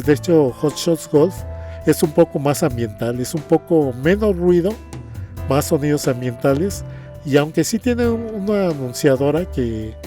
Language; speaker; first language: Spanish; native; Spanish